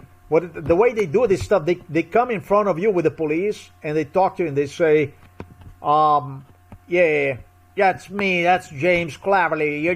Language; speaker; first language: English; non-native, fluent; Slovenian